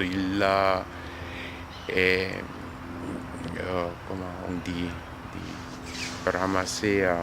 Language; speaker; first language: French; non-native, learner; Korean